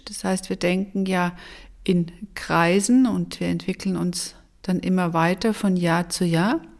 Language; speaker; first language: German; native; German